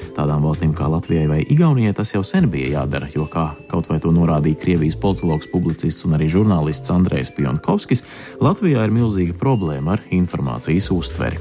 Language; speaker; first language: Latvian; early bilingual, heritage; Latvian